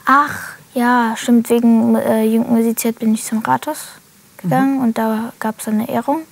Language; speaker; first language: German; early bilingual, other home language; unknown